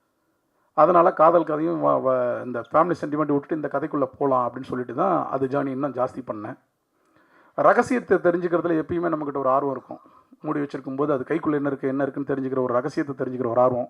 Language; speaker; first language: Tamil; native; Tamil